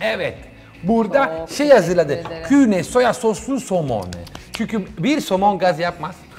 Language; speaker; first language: Turkish; non-native, learner; Italian